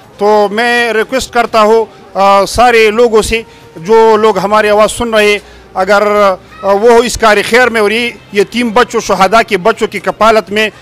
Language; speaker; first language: Urdu; non-native, local second language; Pashto